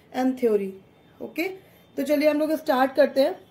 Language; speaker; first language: Hindi; native; Hindi